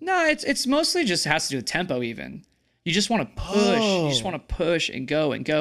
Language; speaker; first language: English; native; English